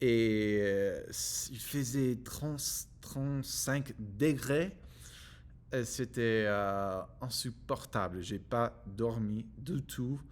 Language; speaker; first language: French; non-native, learner; English